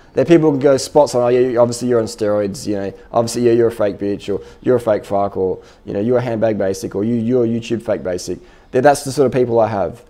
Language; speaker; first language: English; native; English